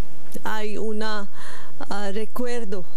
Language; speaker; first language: Spanish; non-native, learner; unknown